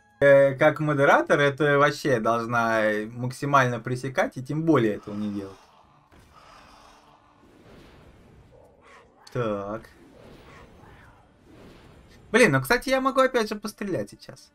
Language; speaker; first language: Russian; native; Russian